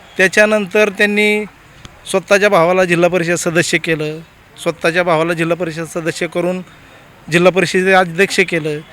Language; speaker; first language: Marathi; native; Marathi